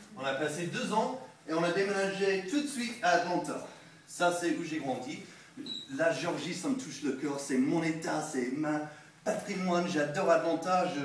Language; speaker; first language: French; non-native, fluent; English